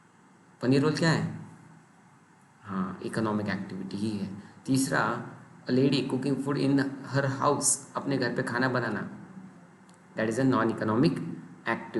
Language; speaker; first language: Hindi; non-native, local second language; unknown